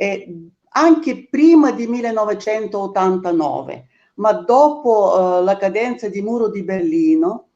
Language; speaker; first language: Italian; non-native, fluent; Bulgarian